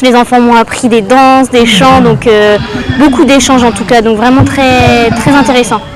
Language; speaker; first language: French; native; French